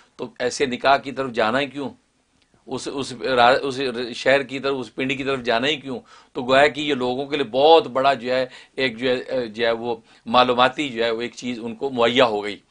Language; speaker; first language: Urdu; native; Urdu